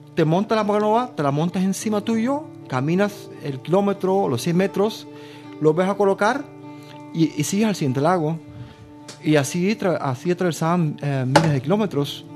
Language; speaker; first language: Spanish; early bilingual, other home language; Bulgarian